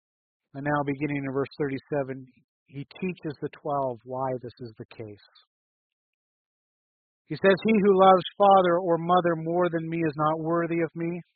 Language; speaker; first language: English; native; English